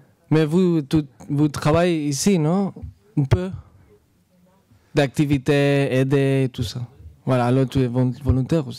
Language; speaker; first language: French; non-native, learner; Spanish